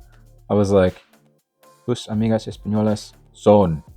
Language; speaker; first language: Spanish; non-native, learner; English